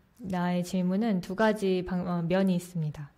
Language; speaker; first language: Korean; native; Korean